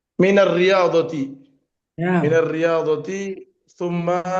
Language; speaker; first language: Arabic; non-native, learner; Indonesian